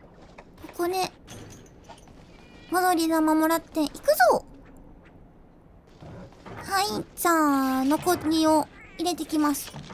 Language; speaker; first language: Japanese; native; Japanese